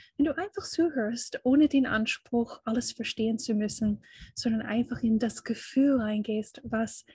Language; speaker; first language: German; non-native, fluent; English